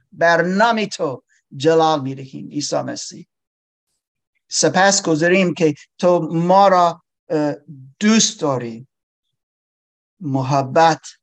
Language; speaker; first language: Persian; non-native, learner; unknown